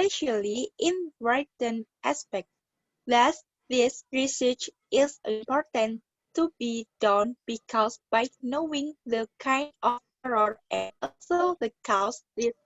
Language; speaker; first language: English; non-native, learner; Indonesian